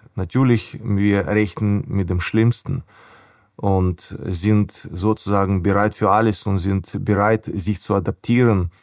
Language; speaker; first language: German; non-native, fluent; Ukrainian